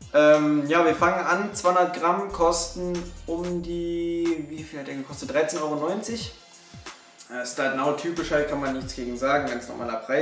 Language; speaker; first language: German; native; German